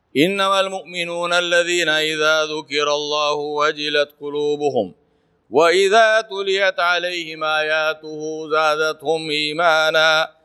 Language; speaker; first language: Arabic; non-native, fluent; Urdu